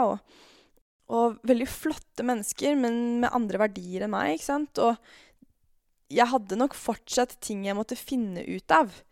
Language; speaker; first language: Norwegian; native; Norwegian